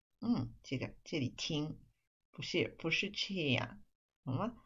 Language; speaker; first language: Chinese; non-native, fluent; Japanese